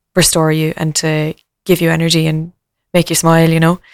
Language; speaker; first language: English; native; English